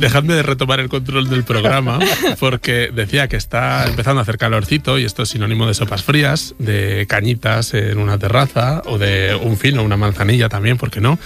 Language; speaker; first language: Spanish; native; Spanish